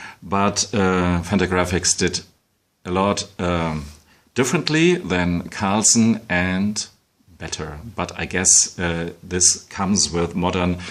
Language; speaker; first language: English; non-native, fluent; German